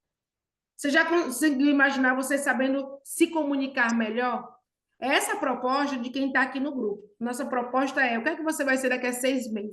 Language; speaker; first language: Portuguese; native; Portuguese